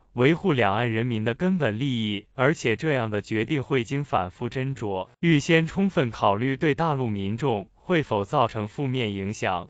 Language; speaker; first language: Chinese; native; Chinese